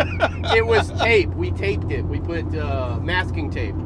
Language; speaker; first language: English; native; English